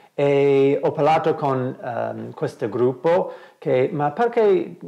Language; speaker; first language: Italian; non-native, learner; English